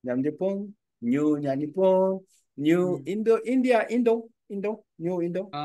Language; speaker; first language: Vietnamese; non-native, learner; Korean